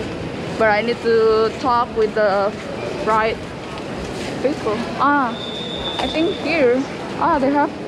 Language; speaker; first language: English; non-native, learner; Indonesian